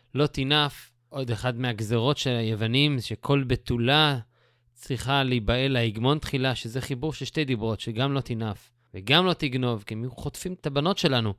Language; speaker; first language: Hebrew; native; Hebrew